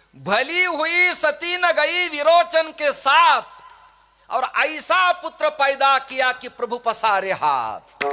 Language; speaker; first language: Hindi; non-native, local second language; Marathi